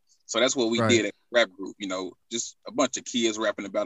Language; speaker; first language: English; native; English